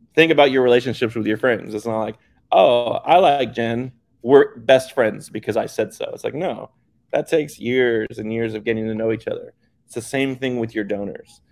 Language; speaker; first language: English; native; English